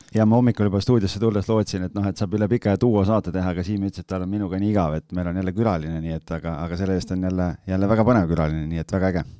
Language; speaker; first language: Estonian; native; Estonian